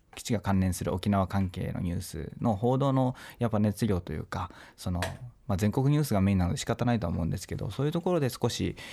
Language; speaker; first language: Japanese; native; Japanese